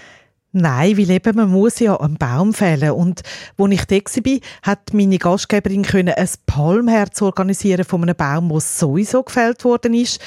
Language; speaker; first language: German; native; German